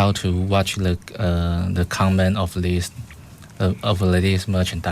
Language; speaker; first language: English; non-native, fluent; Chinese